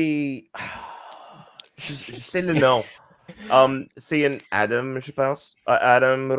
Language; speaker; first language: French; non-native, local second language; English